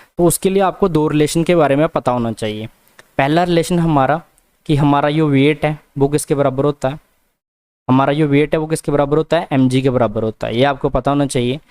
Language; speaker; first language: Hindi; non-native, local second language; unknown